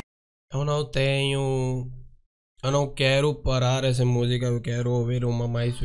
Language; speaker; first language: Portuguese; non-native, learner; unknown